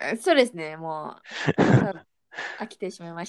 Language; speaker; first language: Japanese; non-native, fluent; Malay